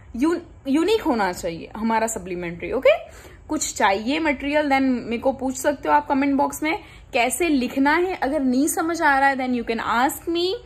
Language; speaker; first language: Hindi; non-native, local second language; Gujarati